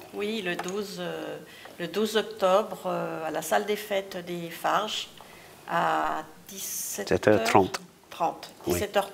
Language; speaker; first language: French; native; French